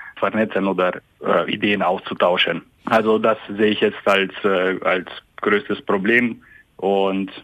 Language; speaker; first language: German; non-native, fluent; Hungarian